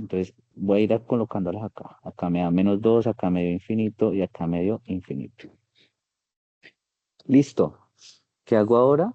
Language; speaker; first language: Spanish; native; Spanish